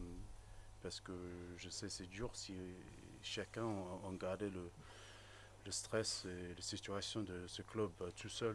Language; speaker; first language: French; non-native, fluent; English